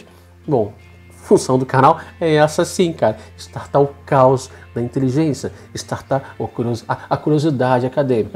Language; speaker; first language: Portuguese; native; Portuguese